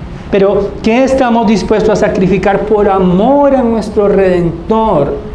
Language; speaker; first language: Spanish; native; Spanish